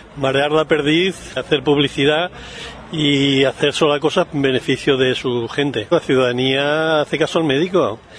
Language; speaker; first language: Spanish; native; Spanish